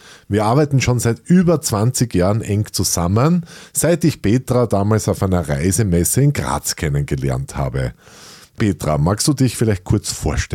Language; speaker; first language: German; native; German